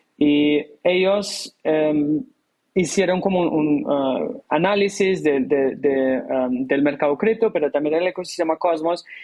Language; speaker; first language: Spanish; non-native, fluent; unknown